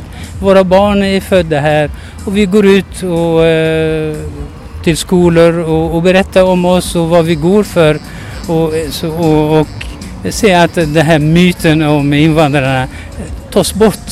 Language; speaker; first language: Swedish; non-native, fluent; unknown